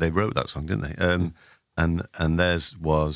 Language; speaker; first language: English; native; English